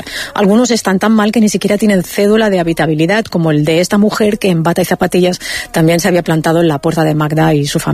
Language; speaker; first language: Spanish; native; Spanish